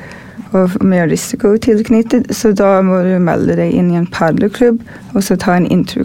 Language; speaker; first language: Norwegian; non-native, fluent; English